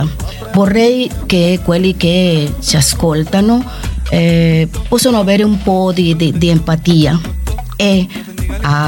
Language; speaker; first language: Italian; non-native, fluent; Spanish